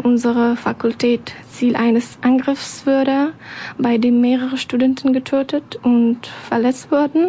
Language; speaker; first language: German; non-native, learner; Persian